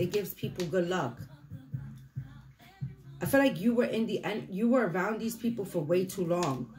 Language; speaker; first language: English; native; English